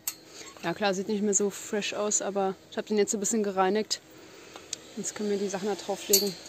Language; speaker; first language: German; native; German